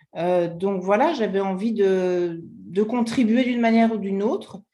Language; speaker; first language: French; native; French